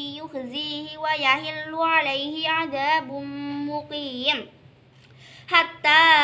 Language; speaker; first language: Arabic; non-native, learner; Indonesian